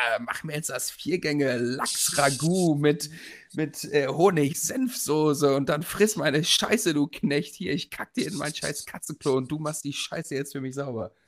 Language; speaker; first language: German; native; German